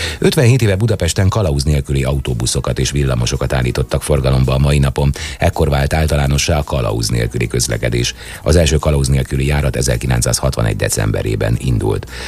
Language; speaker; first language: Hungarian; native; Hungarian